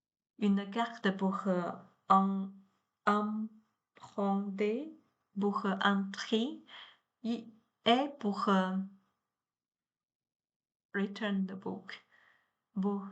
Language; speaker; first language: French; non-native, learner; Chinese